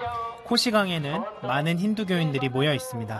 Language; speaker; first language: Korean; native; Korean